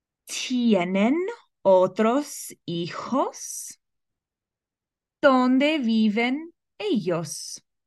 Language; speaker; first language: Spanish; non-native, fluent; English